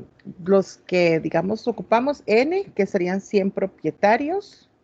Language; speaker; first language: Spanish; native; Spanish